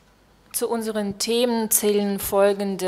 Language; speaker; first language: German; non-native, fluent; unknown